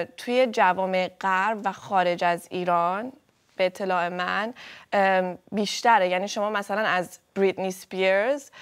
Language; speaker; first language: Persian; native; Persian